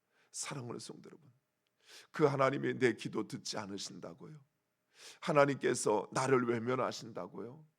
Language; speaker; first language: Korean; native; Korean